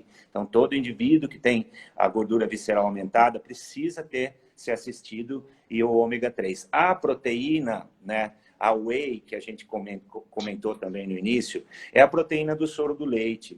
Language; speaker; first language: Portuguese; native; Portuguese